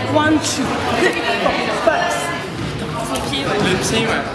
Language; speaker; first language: French; native; French